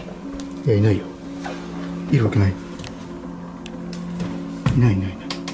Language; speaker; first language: Japanese; native; Japanese